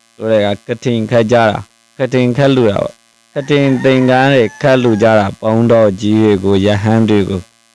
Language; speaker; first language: Burmese; non-native, local second language; Rohingya